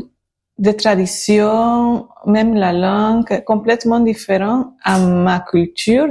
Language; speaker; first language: French; non-native, learner; Spanish